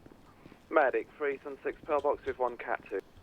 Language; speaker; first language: English; native; English